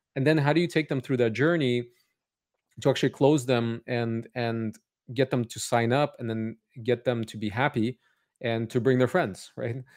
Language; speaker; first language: English; native; English